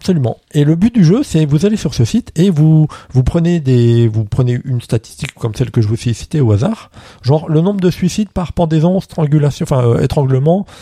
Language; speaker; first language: French; native; French